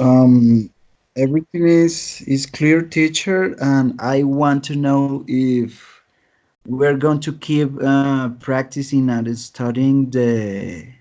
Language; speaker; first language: English; non-native, learner; Spanish